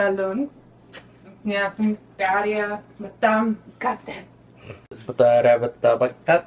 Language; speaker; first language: Amharic; non-native, learner; Arabic